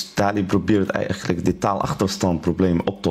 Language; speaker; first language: Dutch; non-native, learner; Arabic